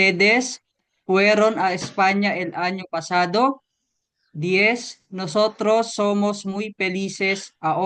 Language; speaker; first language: Spanish; non-native, learner; Filipino